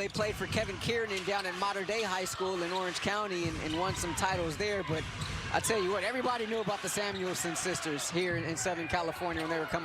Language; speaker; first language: English; native; English